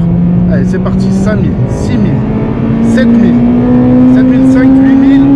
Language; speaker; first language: French; native; French